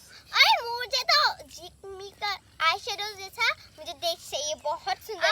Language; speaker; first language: Hindi; non-native, local second language; Assamese